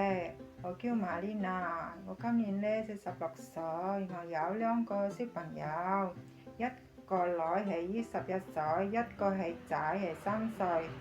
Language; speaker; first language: Cantonese; non-native, learner; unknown